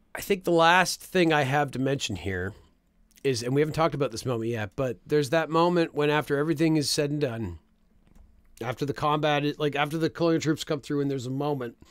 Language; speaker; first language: English; native; English